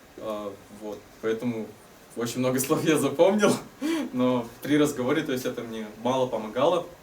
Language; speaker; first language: Russian; native; Russian